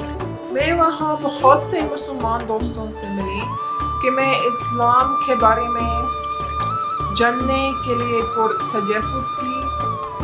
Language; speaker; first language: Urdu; non-native, learner; English